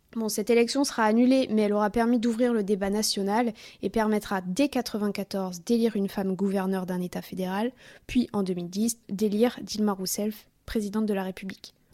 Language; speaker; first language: French; native; French